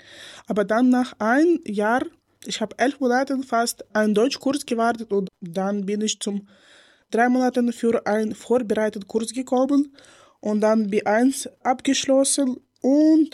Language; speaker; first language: German; non-native, learner; Ukrainian